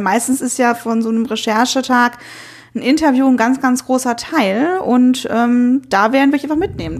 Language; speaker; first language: German; native; German